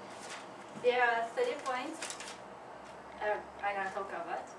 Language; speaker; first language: English; non-native, learner; Japanese